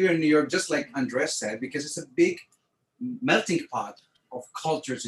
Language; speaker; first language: English; non-native, fluent; French